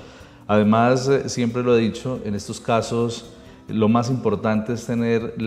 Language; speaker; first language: Spanish; native; Spanish